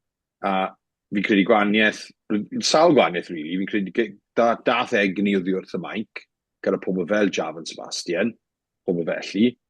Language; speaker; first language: Welsh; native; Welsh